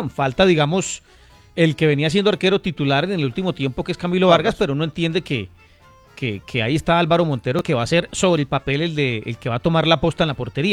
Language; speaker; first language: Spanish; native; Spanish